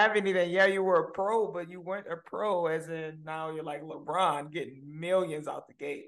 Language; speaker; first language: English; native; English